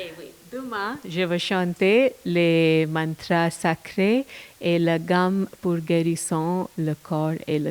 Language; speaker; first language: French; non-native, learner; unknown